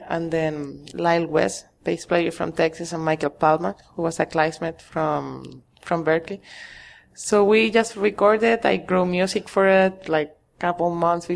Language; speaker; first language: English; non-native, fluent; Spanish